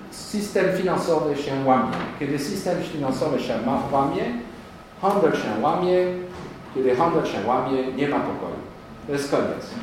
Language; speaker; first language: Polish; non-native, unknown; French